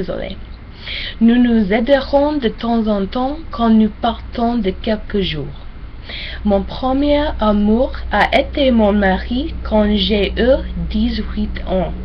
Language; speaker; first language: French; non-native, learner; English